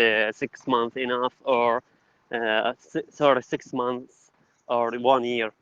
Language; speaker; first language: English; non-native, learner; Arabic